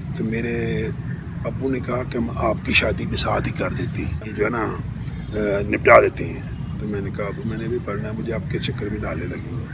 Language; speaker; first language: Urdu; non-native, local second language; Punjabi